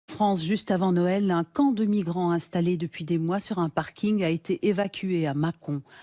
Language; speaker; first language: French; native; French